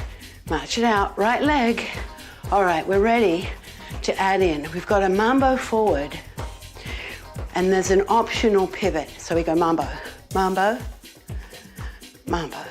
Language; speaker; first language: English; native; English